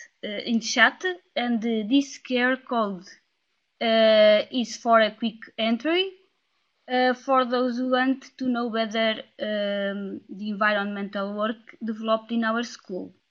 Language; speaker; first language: English; non-native, learner; Portuguese